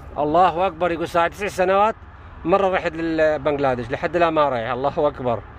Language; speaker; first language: Arabic; non-native, local second language; Kurdish